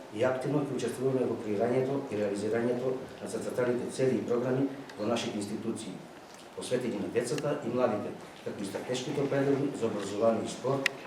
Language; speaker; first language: Macedonian; native; Macedonian